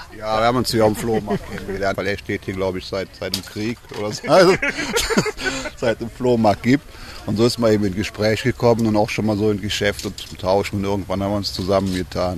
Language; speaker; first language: German; native; German